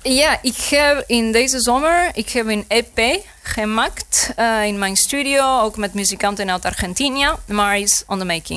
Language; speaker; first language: Dutch; non-native, learner; Spanish